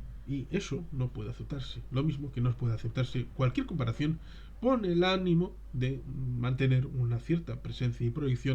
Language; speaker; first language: Spanish; native; Spanish